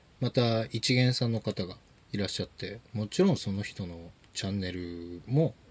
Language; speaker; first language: Japanese; native; Japanese